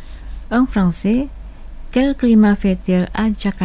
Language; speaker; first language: French; non-native, fluent; Indonesian